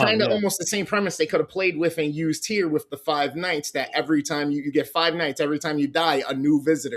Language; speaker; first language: English; native; English